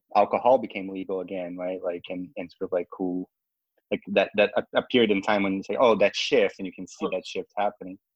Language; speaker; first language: English; non-native, fluent; Portuguese